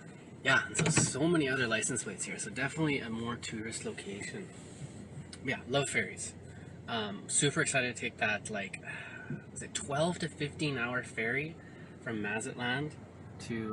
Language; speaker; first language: English; native; English